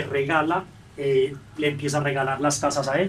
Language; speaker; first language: Spanish; native; Spanish